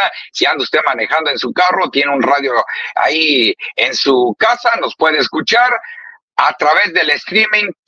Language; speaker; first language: Spanish; native; Spanish